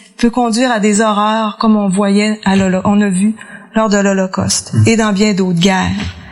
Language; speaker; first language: French; native; French